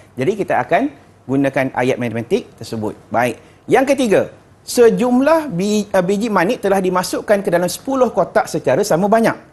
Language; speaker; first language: Malay; native; Malay